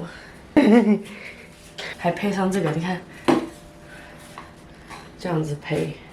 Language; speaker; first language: Chinese; early bilingual, heritage; Chinese